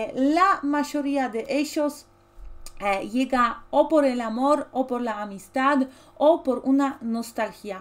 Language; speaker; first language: Spanish; non-native, fluent; Polish